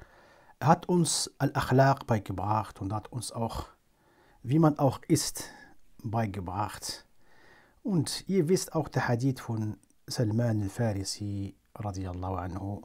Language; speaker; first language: German; non-native, fluent; Arabic